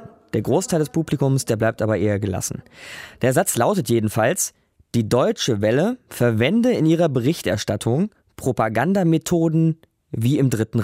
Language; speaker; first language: German; native; German